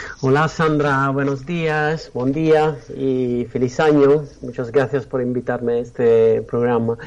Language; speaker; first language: Spanish; non-native, fluent; Italian